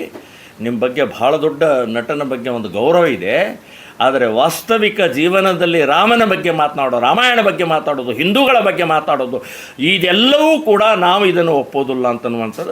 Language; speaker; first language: Kannada; native; Kannada